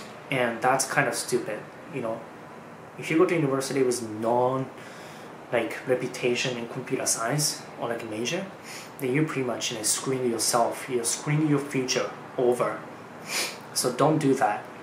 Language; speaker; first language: English; non-native, fluent; Japanese